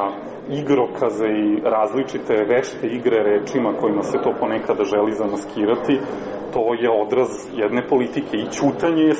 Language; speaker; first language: Croatian; native; Croatian